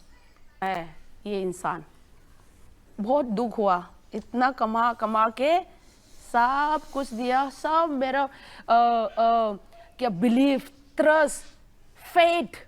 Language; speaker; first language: Hindi; non-native, local second language; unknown